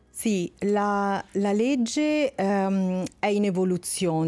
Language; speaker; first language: Italian; native; Italian